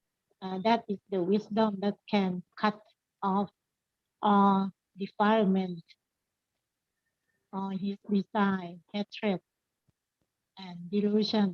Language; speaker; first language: English; non-native, learner; Thai